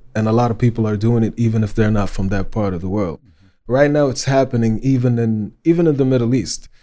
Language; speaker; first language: English; non-native, fluent; Arabic